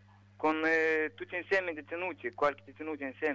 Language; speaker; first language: Italian; non-native, learner; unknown